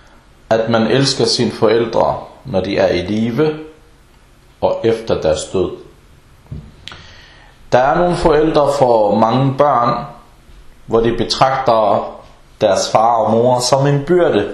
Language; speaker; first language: Danish; early bilingual, other home language; Arabic